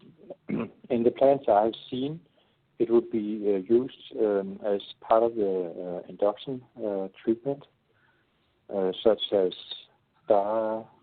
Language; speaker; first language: English; non-native, fluent; Danish